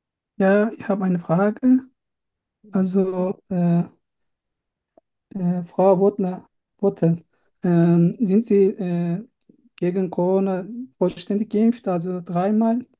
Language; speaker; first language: German; non-native, fluent; Turkish